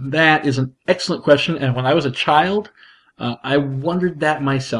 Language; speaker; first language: English; native; English